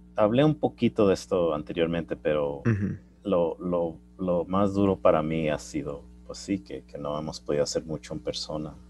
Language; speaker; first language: Spanish; early bilingual, heritage; Spanish